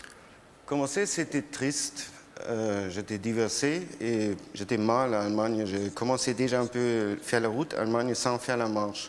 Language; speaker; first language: French; non-native, learner; German